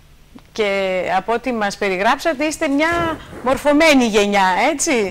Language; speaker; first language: Greek; native; Greek